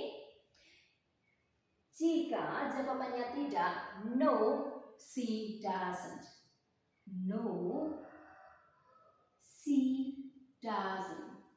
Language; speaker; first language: English; non-native, fluent; Indonesian